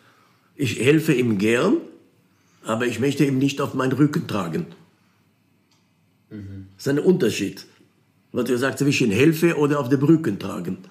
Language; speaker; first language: German; non-native, fluent; Hebrew